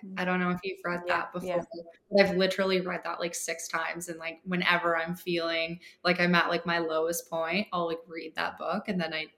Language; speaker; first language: English; native; English